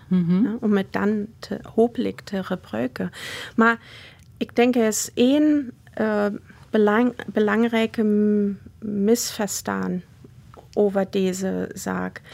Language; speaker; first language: Dutch; non-native, fluent; German